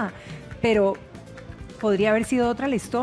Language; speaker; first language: Spanish; native; Spanish